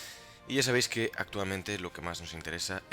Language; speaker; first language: Spanish; native; Spanish